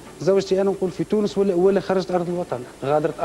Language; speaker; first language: Arabic; native; Arabic